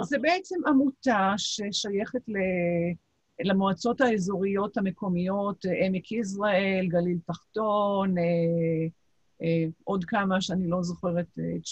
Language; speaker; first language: Hebrew; non-native, local second language; Yiddish